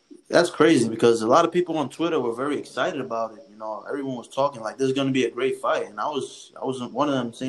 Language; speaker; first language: English; early bilingual, other home language; Spanish